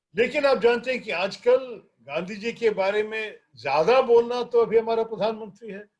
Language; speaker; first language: Hindi; non-native, local second language; Malayalam